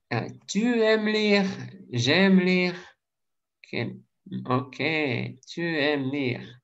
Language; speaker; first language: French; non-native, learner; Russian